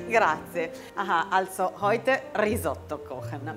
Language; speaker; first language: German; non-native, learner; Italian